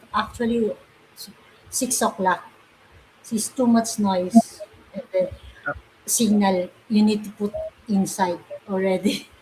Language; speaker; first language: English; non-native, local second language; Filipino